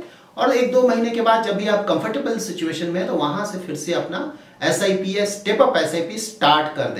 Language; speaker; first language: Hindi; native; Hindi